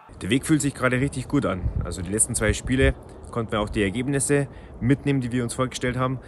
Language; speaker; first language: German; native; German